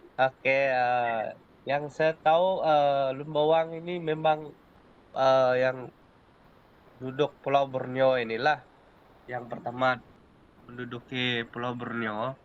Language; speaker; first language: Malay; non-native, local second language; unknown